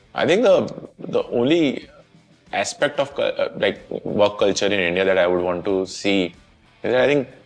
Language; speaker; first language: English; non-native, local second language; Hindi